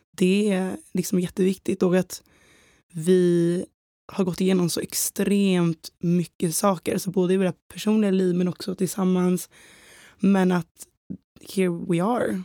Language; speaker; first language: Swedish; native; Swedish